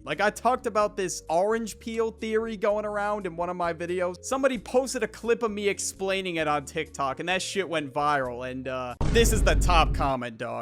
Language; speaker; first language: English; native; English